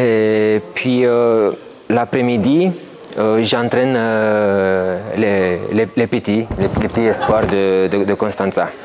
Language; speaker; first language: French; non-native, fluent; Romanian